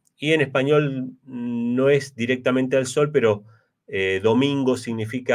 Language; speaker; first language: Spanish; native; Spanish